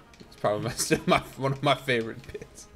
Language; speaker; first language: English; native; English